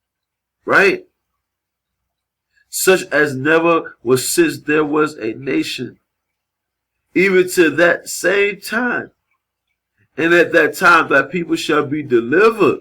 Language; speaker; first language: English; native; English